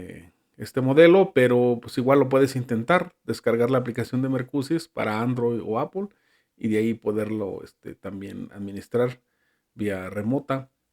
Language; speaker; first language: Spanish; native; Spanish